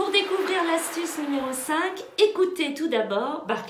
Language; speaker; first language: French; native; French